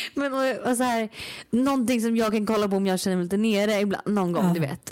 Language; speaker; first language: Swedish; native; Swedish